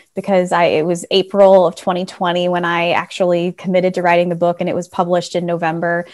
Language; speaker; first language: English; native; English